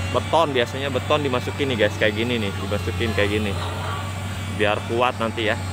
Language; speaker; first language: Indonesian; native; Indonesian